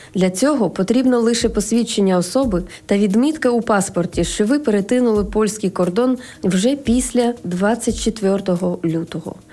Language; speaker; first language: Ukrainian; non-native, local second language; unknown